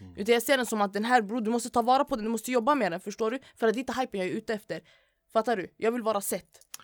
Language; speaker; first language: Swedish; early bilingual, other home language; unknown